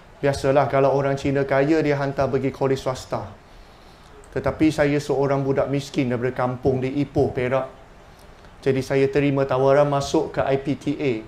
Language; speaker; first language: Malay; non-native, local second language; Chinese